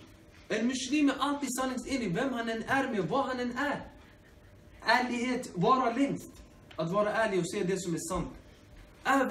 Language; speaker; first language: Swedish; early bilingual, other home language; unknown